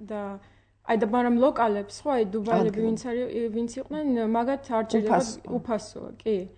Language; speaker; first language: Georgian; early bilingual, heritage; Georgian